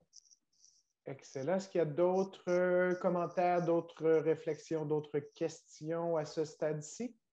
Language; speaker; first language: French; native; French